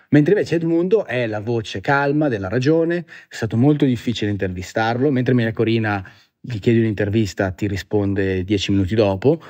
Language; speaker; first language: Italian; native; Italian